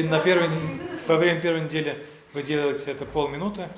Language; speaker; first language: Russian; native; Russian